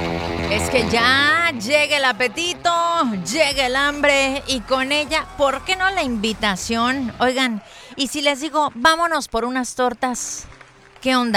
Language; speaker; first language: Spanish; native; Spanish